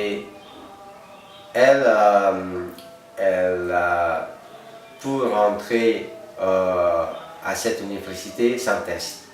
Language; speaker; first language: French; non-native, fluent; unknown